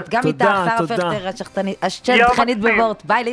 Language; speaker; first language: Hebrew; native; Hebrew